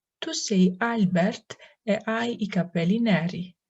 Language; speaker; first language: Italian; non-native, fluent; Turkish